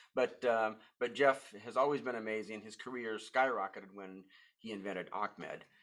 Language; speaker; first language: English; native; English